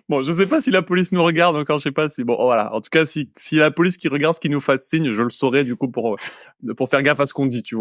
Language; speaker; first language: French; native; French